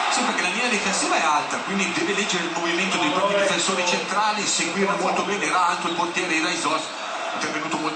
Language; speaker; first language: Italian; native; Italian